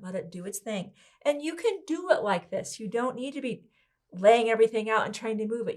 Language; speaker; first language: English; native; English